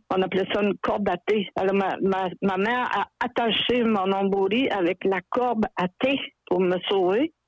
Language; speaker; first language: French; native; French